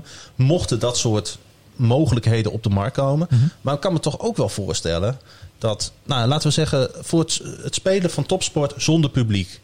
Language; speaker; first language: Dutch; native; Dutch